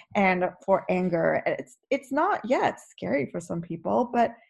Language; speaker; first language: English; native; English